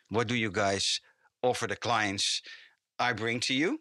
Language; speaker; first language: English; non-native, fluent; Dutch